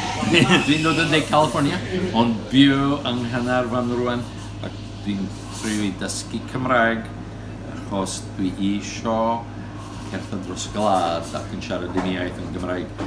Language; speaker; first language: Welsh; non-native, learner; English